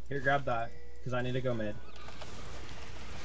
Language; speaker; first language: English; native; English